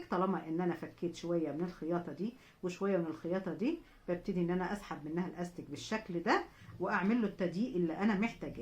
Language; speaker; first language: Arabic; native; Arabic